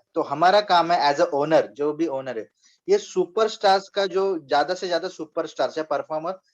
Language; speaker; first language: Hindi; non-native, local second language; Marathi